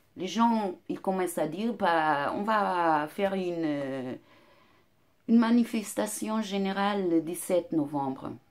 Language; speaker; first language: French; non-native, fluent; Portuguese